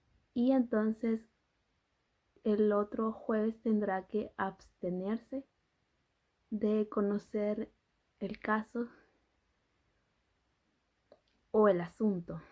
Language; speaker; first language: Spanish; native; Spanish